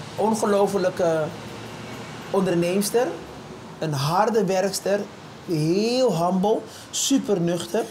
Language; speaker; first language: Dutch; early bilingual, other home language; Papiamento